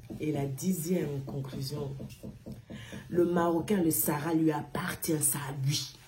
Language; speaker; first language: French; non-native, local second language; Arabic